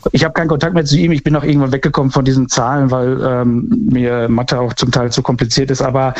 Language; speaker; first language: German; native; German